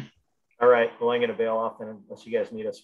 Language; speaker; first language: English; native; English